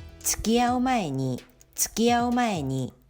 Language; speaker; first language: Japanese; non-native, fluent; Korean